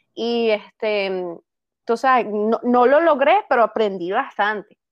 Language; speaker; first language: Spanish; native; Spanish